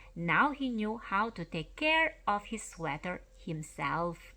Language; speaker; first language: English; non-native, fluent; Albanian